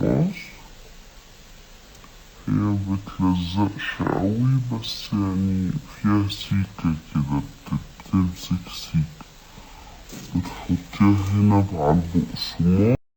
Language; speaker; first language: Arabic; native; Arabic